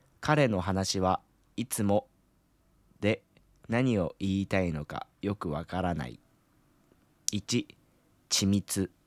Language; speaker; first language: Japanese; native; Japanese